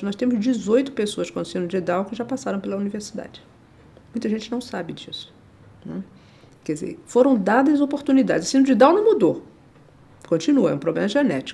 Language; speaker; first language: Portuguese; native; Portuguese